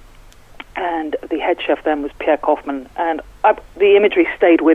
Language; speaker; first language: English; native; English